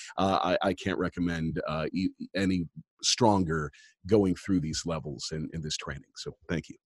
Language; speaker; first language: English; native; English